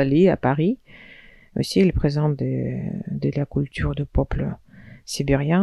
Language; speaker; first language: French; non-native, fluent; Russian